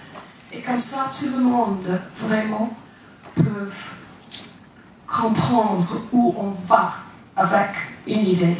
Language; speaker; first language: French; non-native, fluent; English